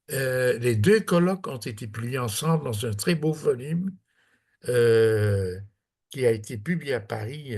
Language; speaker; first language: French; non-native, fluent; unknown